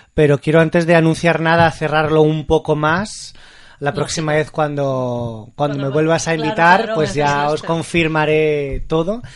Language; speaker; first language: Spanish; native; Spanish